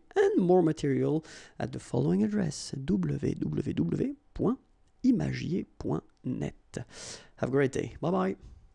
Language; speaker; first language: English; non-native, fluent; French